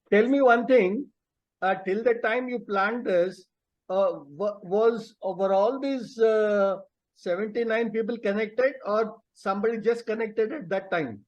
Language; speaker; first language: English; non-native, local second language; Telugu